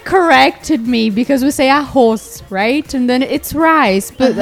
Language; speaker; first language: English; non-native, fluent; Portuguese